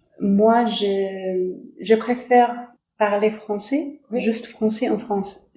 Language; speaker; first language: French; non-native, learner; Arabic